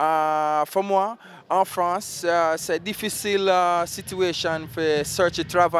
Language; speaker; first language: French; non-native, learner; English